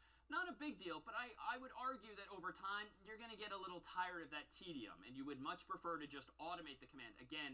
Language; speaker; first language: English; native; English